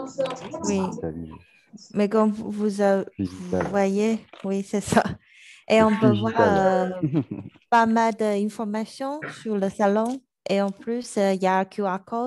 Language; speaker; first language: French; non-native, learner; Chinese